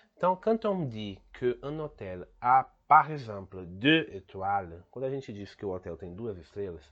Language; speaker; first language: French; non-native, fluent; Portuguese